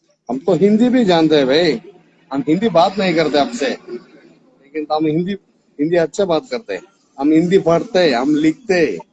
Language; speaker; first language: Hindi; non-native, local second language; Tibetan